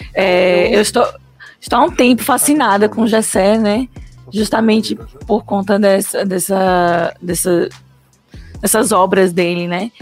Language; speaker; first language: Portuguese; native; Portuguese